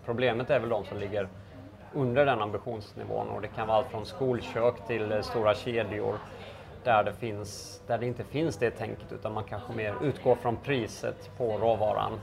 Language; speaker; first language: Swedish; native; Swedish